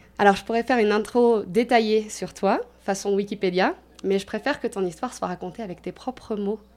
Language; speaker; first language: French; native; French